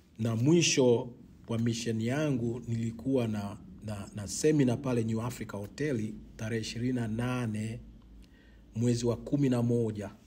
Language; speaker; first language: Swahili; native; Swahili